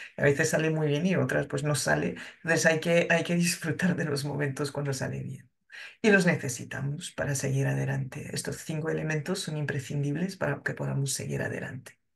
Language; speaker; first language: Spanish; non-native, fluent; French